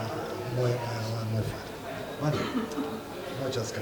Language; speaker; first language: Spanish; non-native, fluent; Italian